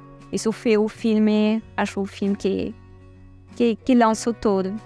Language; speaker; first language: Portuguese; non-native, fluent; French